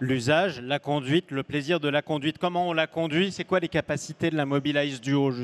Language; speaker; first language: French; native; French